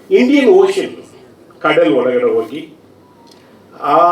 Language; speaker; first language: Kannada; non-native, learner; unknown